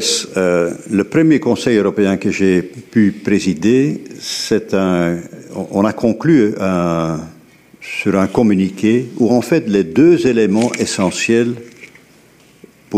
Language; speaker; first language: French; native; French